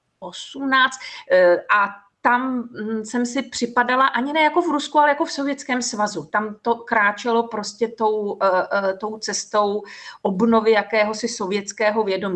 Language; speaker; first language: Czech; native; Czech